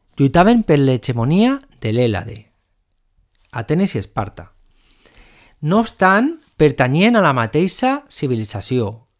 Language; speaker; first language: Catalan; non-native, local second language; Spanish